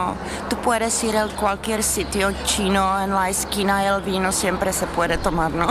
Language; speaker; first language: Spanish; non-native, fluent; Czech